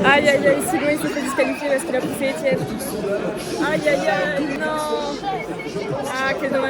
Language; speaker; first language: French; native; French